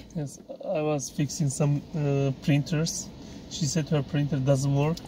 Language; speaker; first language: English; non-native, fluent; Turkish